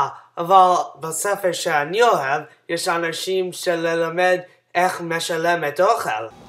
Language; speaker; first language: Hebrew; non-native, learner; English